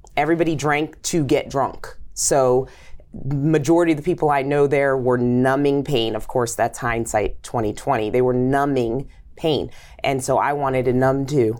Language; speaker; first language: English; native; English